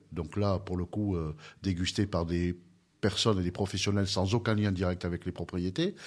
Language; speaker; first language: French; native; French